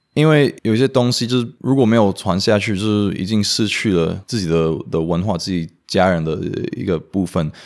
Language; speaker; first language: Chinese; non-native, fluent; Romanian